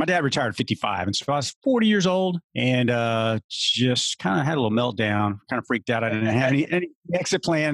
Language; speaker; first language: English; native; English